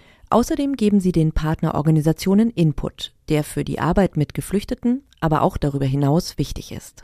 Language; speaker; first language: German; native; German